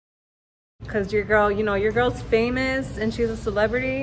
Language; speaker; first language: English; native; English